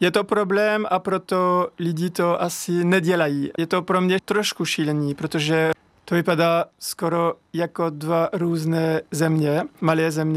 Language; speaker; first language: Czech; non-native, fluent; French